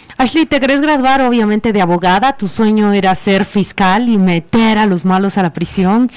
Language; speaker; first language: Spanish; native; Spanish